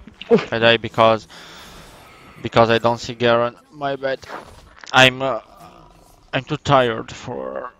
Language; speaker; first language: English; non-native, learner; Romanian